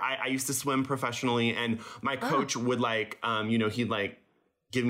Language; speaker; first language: English; early bilingual, other home language; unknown